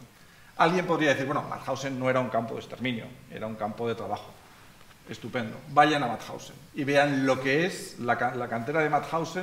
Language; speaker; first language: Spanish; native; Spanish